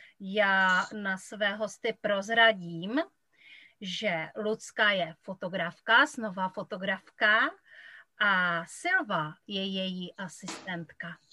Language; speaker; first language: Czech; native; Czech